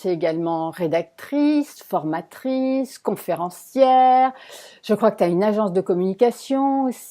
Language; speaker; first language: French; native; French